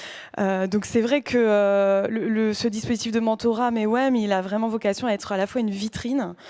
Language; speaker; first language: French; native; French